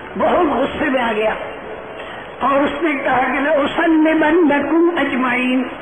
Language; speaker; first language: Urdu; non-native, local second language; Gujarati